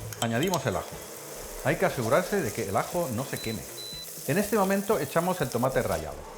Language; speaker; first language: Spanish; non-native, fluent; Dutch